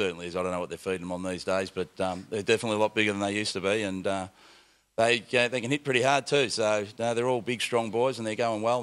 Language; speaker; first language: English; native; English